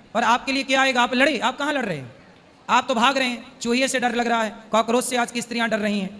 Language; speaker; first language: Hindi; native; Hindi